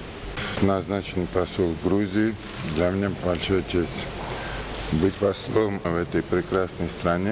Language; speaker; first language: Russian; non-native, fluent; Georgian